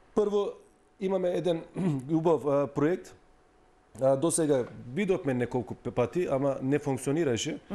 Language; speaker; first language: Macedonian; non-native, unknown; Turkish